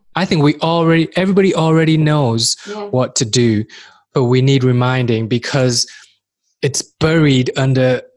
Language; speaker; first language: English; native; English